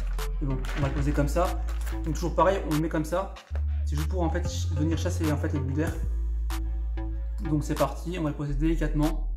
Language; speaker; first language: French; native; French